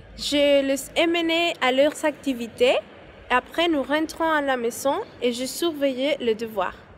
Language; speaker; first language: French; non-native, learner; Spanish